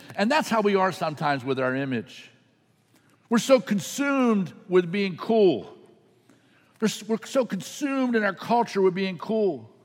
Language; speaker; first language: English; native; English